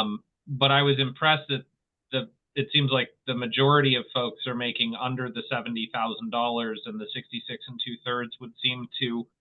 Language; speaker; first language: English; native; English